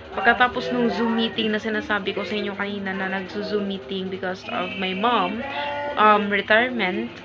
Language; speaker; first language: Filipino; non-native, local second language; Cebuano